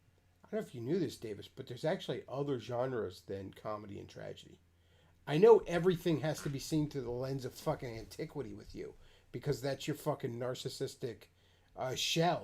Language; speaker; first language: English; native; English